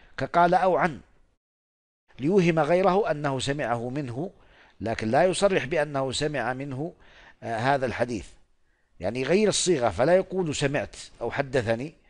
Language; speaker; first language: Arabic; non-native, fluent; Oromo